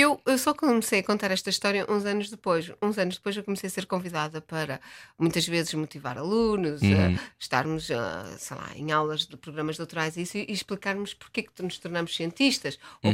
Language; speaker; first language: Portuguese; native; Portuguese